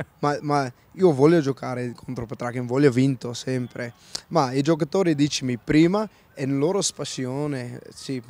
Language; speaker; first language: Italian; non-native, learner; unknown